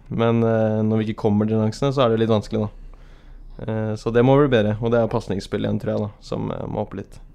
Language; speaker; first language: Norwegian; native; Norwegian